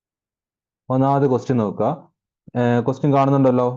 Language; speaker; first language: Malayalam; native; Malayalam